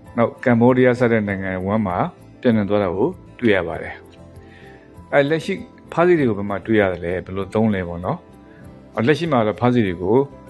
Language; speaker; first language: Burmese; non-native, local second language; S'gaw Karen